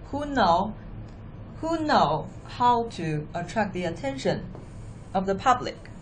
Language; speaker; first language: English; non-native, fluent; Chinese